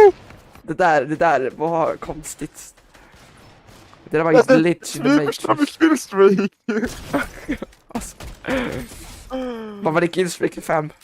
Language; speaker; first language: Swedish; native; Swedish